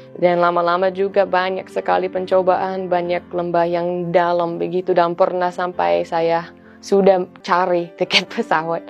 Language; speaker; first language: Indonesian; non-native, fluent; English